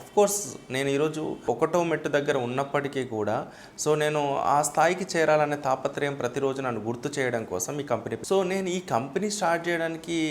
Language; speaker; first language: Telugu; native; Telugu